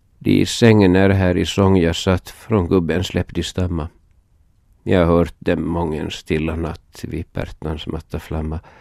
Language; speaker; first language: Swedish; native; Swedish